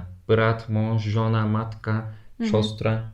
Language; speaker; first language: Polish; non-native, fluent; Turkish